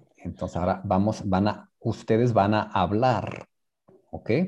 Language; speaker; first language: Spanish; native; Spanish